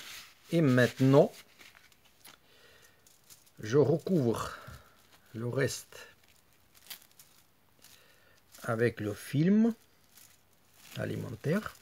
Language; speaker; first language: French; non-native, fluent; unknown